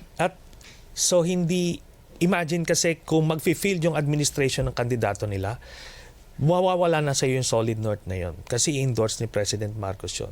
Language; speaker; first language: Filipino; native; Filipino